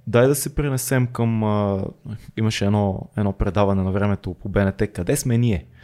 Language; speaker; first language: Bulgarian; native; Bulgarian